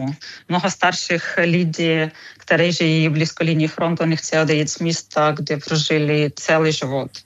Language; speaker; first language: Czech; non-native, fluent; Ukrainian